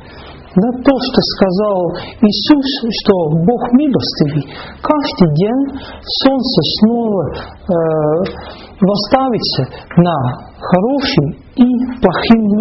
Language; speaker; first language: Russian; non-native, fluent; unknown